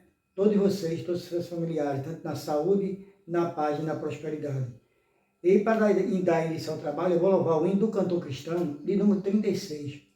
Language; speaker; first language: Portuguese; native; Portuguese